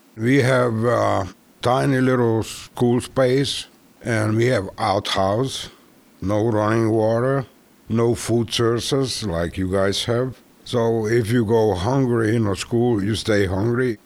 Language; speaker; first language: English; non-native, learner; Hungarian